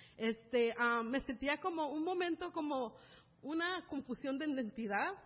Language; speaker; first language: Spanish; early bilingual, heritage; Spanish